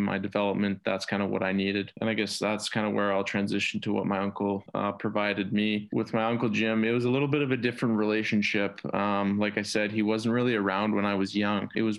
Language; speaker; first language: English; native; English